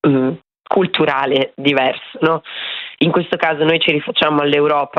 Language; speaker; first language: Italian; native; Italian